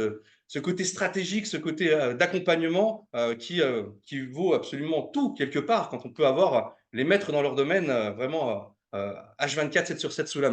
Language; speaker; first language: French; native; French